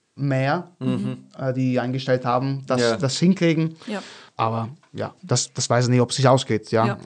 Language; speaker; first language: German; non-native, fluent; Italian